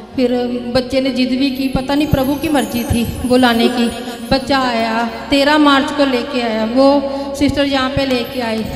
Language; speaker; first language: Hindi; native; Hindi